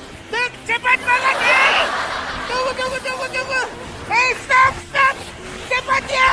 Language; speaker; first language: Indonesian; early bilingual, other home language; Japanese